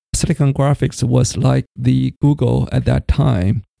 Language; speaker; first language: English; non-native, fluent; Chinese